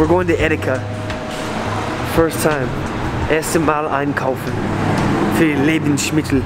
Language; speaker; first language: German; non-native, learner; English